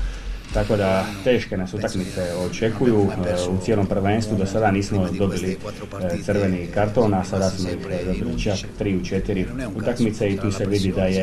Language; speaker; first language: Bosnian; native; Bosnian